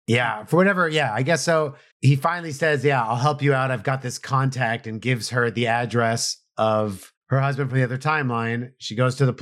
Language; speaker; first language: English; native; English